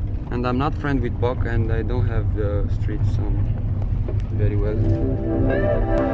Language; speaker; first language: English; non-native, learner; Romanian